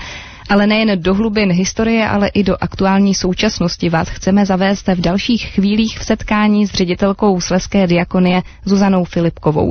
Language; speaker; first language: Czech; native; Czech